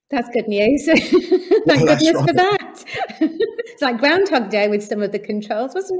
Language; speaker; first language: English; native; English